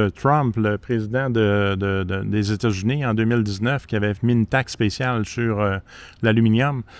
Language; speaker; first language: French; native; French